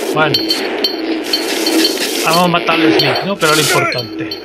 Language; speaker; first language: Spanish; native; Spanish